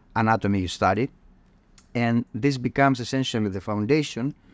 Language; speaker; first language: English; non-native, fluent; Greek